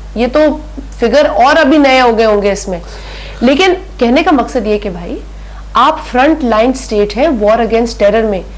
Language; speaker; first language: Urdu; non-native, local second language; Sindhi